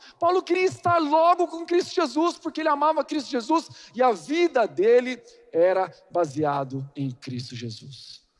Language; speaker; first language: Portuguese; native; Portuguese